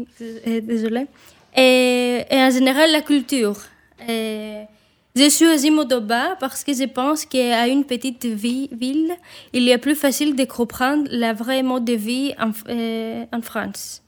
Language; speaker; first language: French; non-native, fluent; Greek